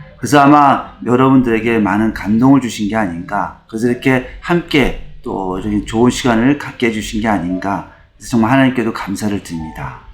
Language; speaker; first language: Korean; native; Korean